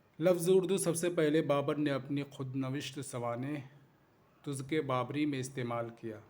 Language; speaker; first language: Urdu; native; Urdu